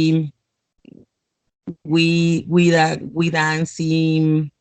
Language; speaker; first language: English; non-native, learner; Spanish